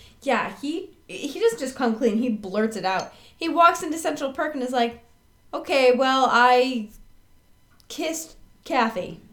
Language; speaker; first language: English; native; English